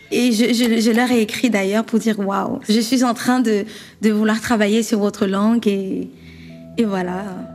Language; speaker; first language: French; native; French